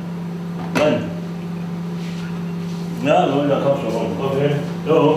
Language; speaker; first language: German; native; German